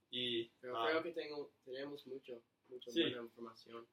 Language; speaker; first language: Spanish; non-native, learner; English